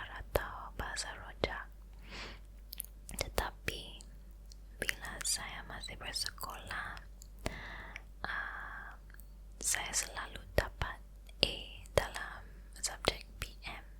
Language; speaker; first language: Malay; non-native, local second language; Chinese